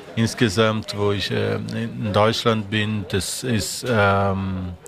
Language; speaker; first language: German; non-native, fluent; Portuguese